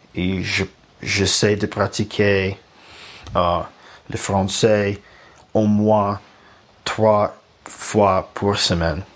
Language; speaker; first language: French; non-native, learner; Russian